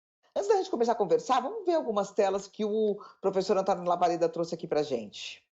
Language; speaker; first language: Portuguese; native; Portuguese